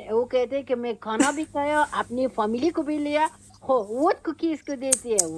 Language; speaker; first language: Urdu; non-native, local second language; Persian